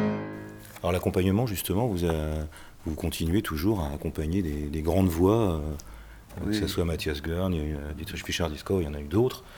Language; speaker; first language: French; native; French